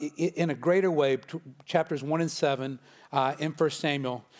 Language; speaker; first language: English; native; English